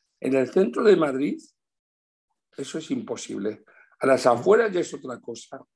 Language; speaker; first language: Spanish; early bilingual, heritage; Spanish